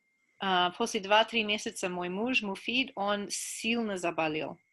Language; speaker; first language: Russian; non-native, fluent; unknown